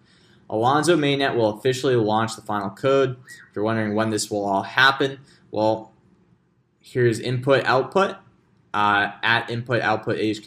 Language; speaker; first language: English; native; English